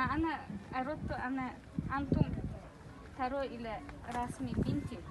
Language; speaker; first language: Arabic; non-native, learner; Tajik